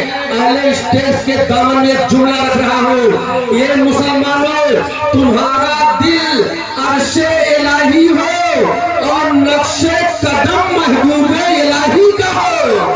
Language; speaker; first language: Urdu; native; Urdu